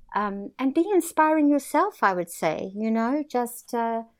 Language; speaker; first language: English; native; English